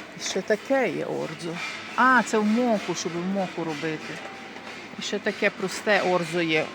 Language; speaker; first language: Ukrainian; native; Ukrainian